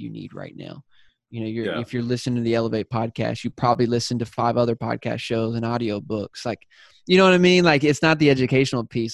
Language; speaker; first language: English; native; English